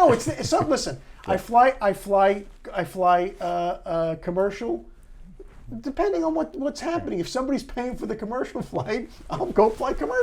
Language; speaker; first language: English; native; English